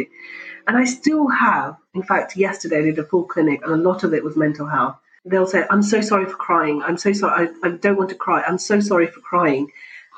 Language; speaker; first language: English; native; English